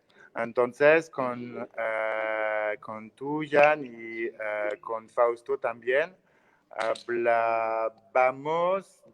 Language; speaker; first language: Spanish; non-native, learner; French